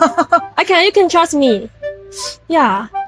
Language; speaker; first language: English; non-native, learner; Chinese